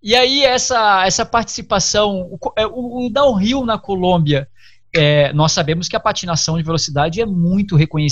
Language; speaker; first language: Portuguese; native; Portuguese